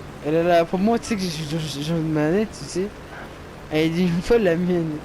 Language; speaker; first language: French; native; French